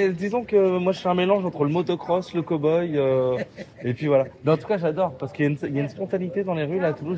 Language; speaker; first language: French; native; French